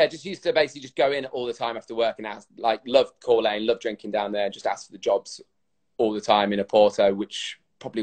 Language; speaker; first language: English; native; English